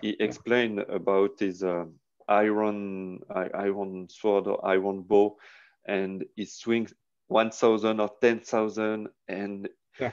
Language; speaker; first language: English; non-native, learner; French